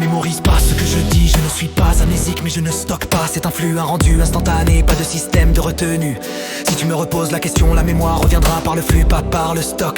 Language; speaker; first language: French; native; French